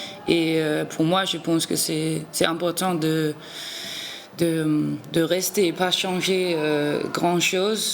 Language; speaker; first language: French; non-native, learner; Danish